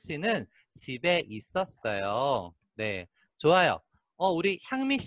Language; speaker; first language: Korean; native; Korean